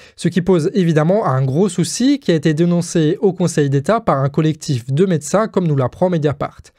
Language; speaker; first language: French; native; French